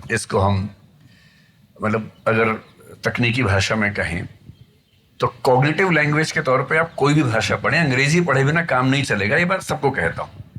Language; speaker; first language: Hindi; native; Hindi